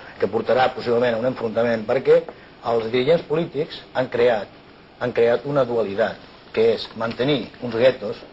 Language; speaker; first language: Catalan; non-native, local second language; Spanish